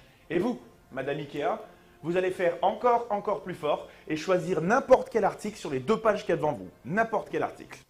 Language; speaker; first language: French; native; French